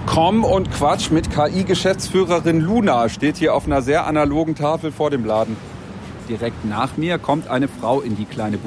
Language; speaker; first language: German; native; German